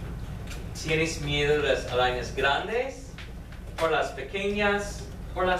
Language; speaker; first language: Spanish; non-native, fluent; English